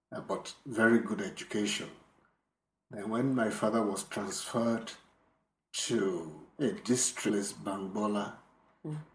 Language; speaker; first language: English; non-native, local second language; Yoruba